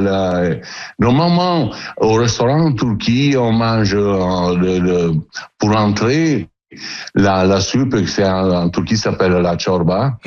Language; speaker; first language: French; non-native, learner; Italian